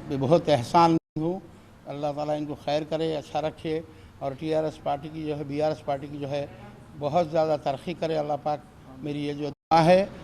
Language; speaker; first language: Urdu; native; Urdu